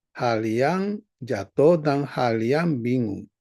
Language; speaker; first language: Indonesian; non-native, learner; Japanese